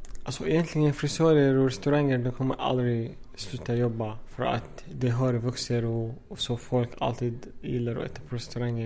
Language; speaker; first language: Swedish; non-native, fluent; Arabic